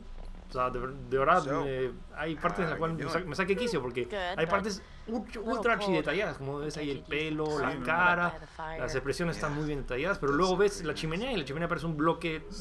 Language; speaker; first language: Spanish; native; Spanish